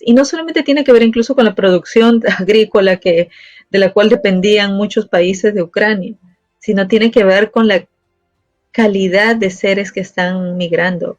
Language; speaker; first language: Spanish; native; Spanish